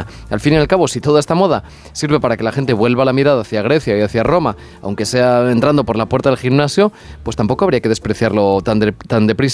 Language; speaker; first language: Spanish; native; Spanish